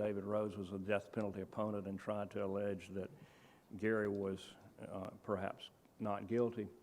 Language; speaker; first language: English; native; English